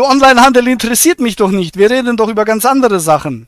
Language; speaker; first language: German; native; German